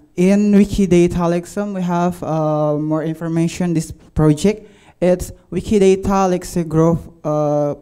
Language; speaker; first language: English; non-native, learner; Indonesian